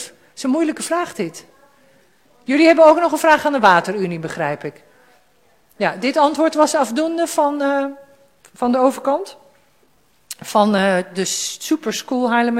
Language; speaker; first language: Dutch; native; Dutch